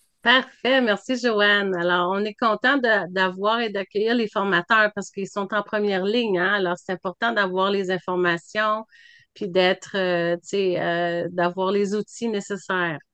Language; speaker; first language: French; native; French